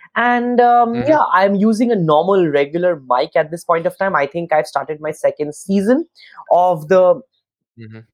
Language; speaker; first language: English; non-native, local second language; Bangla